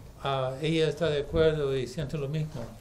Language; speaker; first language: Spanish; non-native, fluent; English